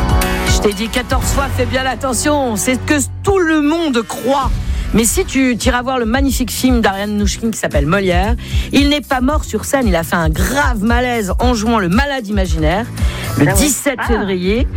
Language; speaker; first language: French; native; French